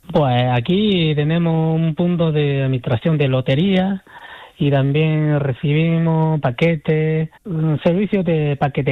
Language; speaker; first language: Spanish; non-native, fluent; Chinese